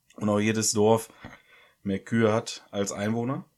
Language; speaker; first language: German; native; German